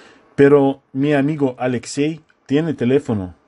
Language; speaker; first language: Spanish; non-native, fluent; Russian